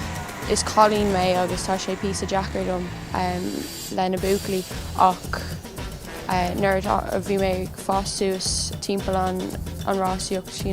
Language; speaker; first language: Irish; non-native, local second language; English